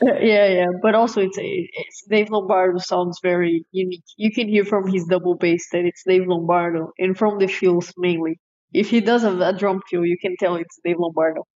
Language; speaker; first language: English; non-native, fluent; Portuguese